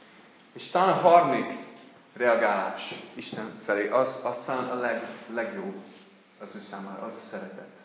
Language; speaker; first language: Hungarian; non-native, fluent; English